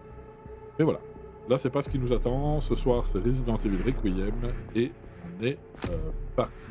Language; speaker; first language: French; native; French